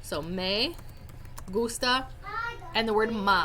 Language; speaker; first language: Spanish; non-native, fluent; English